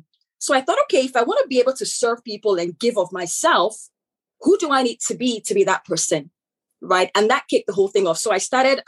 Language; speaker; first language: English; non-native, local second language; Yoruba